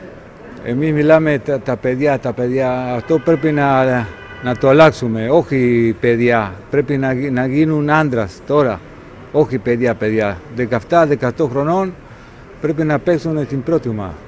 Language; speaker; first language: Greek; non-native, learner; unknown